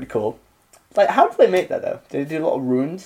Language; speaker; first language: English; native; English